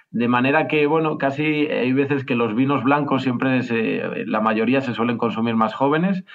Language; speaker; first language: Spanish; native; Spanish